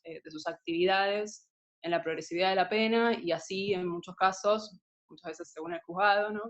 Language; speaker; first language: Spanish; native; Spanish